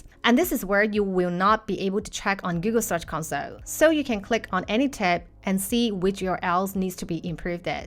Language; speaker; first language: English; non-native, fluent; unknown